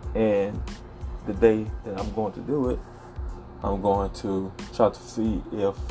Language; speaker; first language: English; native; English